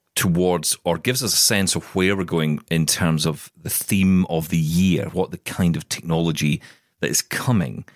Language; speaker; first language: English; native; English